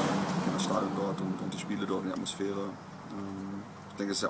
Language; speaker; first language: German; native; German